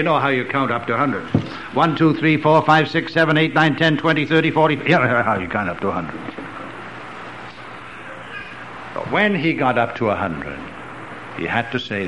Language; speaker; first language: English; native; English